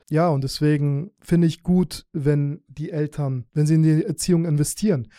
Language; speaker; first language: German; early bilingual, other home language; Russian